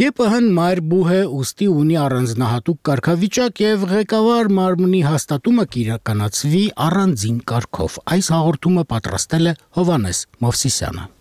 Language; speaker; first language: Armenian; native; Armenian